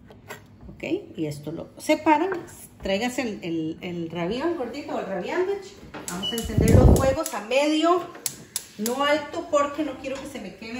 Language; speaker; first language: Spanish; native; Spanish